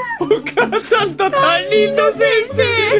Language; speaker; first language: Japanese; native; Japanese